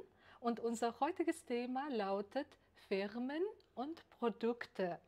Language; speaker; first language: German; non-native, fluent; Uzbek